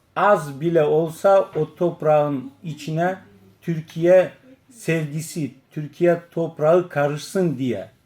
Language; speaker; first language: Turkish; native; Turkish